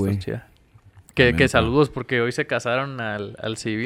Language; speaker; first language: Spanish; native; Spanish